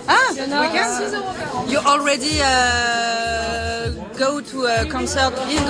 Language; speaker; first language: English; non-native, learner; French